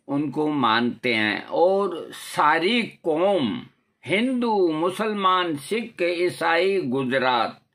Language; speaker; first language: Hindi; non-native, local second language; Marwari